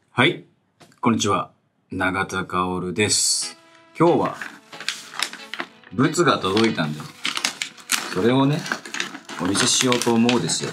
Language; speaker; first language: Japanese; native; Japanese